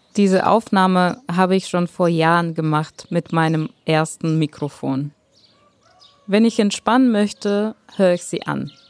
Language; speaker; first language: German; non-native, fluent; Bulgarian